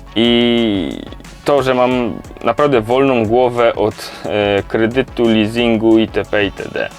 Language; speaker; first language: Polish; native; Polish